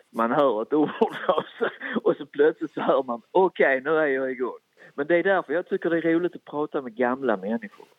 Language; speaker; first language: Swedish; native; Swedish